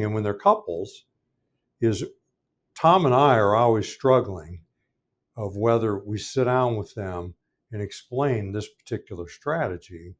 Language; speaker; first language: English; native; English